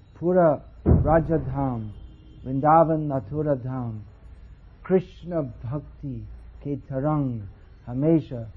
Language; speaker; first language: Hindi; non-native, fluent; English